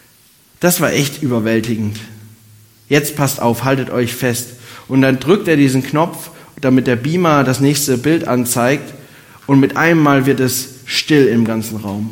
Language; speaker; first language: German; native; German